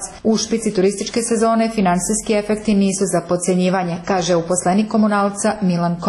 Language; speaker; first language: Croatian; native; Croatian